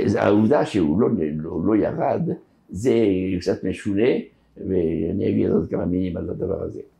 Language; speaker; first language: Hebrew; non-native, fluent; French